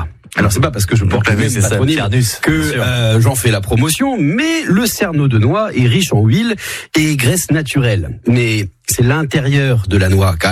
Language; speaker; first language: French; native; French